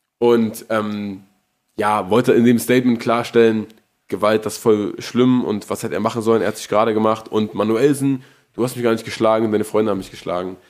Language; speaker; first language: German; native; German